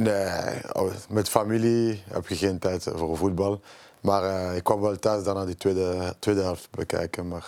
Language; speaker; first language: Dutch; non-native, local second language; French